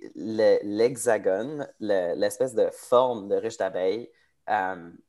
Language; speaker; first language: French; native; French